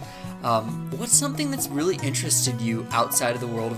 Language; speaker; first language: English; native; English